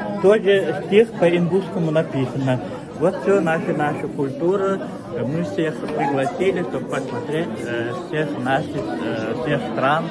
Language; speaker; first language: Russian; non-native, local second language; Ingush